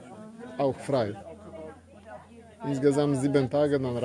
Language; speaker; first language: German; non-native, learner; Polish